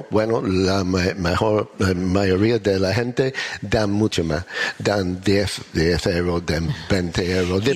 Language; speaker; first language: Spanish; non-native, learner; English